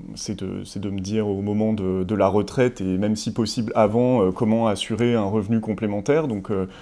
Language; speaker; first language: French; native; French